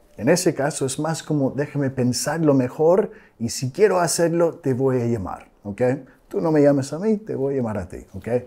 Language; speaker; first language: Spanish; non-native, fluent; English